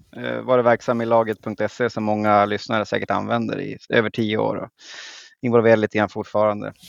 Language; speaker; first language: Swedish; native; Swedish